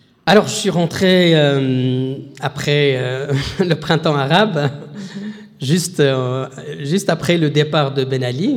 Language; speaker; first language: French; non-native, local second language; Arabic